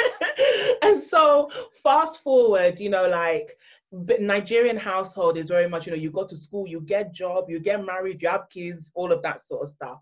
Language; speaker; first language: English; native; English